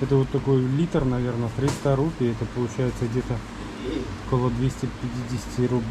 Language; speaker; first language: Russian; native; Russian